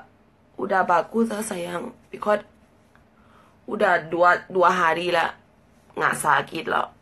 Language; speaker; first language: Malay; non-native, learner; Thai